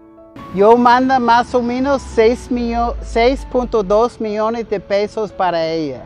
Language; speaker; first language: Spanish; non-native, learner; English